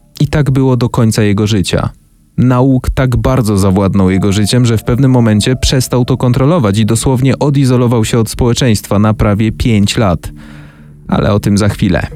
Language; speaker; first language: Polish; native; Polish